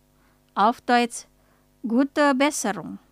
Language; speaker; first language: German; non-native, fluent; Indonesian